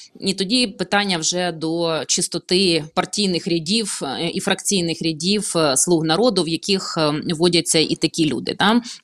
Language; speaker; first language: Ukrainian; native; Ukrainian